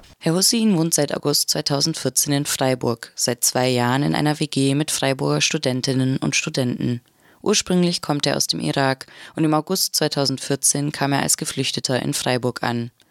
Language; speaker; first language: German; native; German